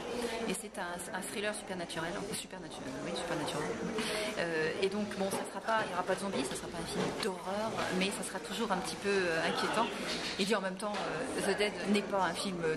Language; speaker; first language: French; native; French